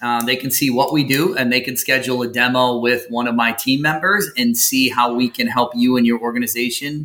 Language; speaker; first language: English; native; English